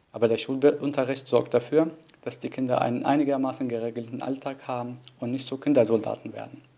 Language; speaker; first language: German; non-native, fluent; Arabic